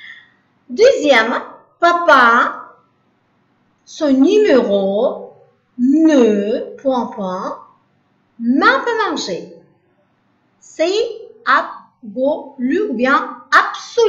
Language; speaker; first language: French; non-native, learner; Uzbek